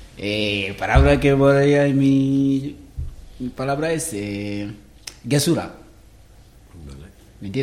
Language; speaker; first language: Spanish; non-native, learner; Wolof